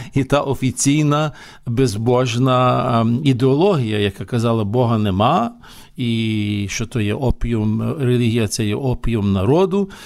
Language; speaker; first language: Ukrainian; early bilingual, heritage; Ukrainian